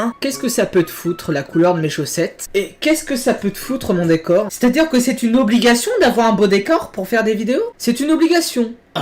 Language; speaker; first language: French; native; French